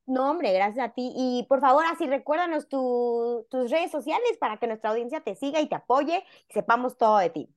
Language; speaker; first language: Spanish; native; Spanish